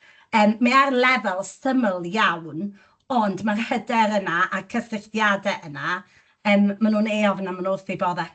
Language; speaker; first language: Welsh; native; Welsh